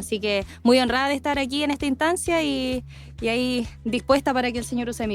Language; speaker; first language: Spanish; native; Spanish